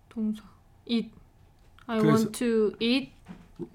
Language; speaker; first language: English; non-native, learner; Korean